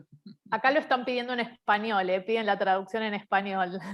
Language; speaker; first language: Spanish; native; Spanish